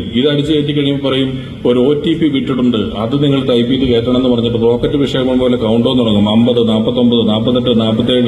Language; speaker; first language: Malayalam; native; Malayalam